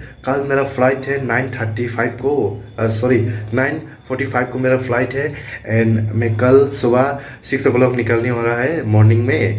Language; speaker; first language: Hindi; non-native, local second language; Kok Borok